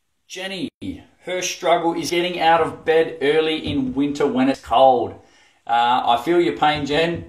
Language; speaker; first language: English; native; English